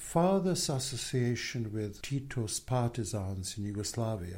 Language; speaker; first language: English; non-native, fluent; Czech